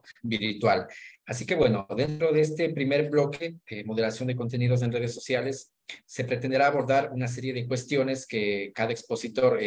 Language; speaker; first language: Spanish; native; Spanish